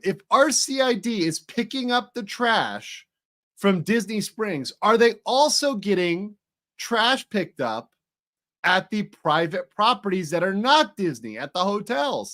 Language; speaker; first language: English; native; English